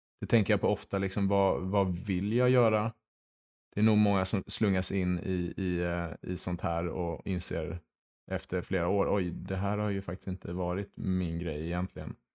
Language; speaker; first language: Swedish; early bilingual, heritage; Swedish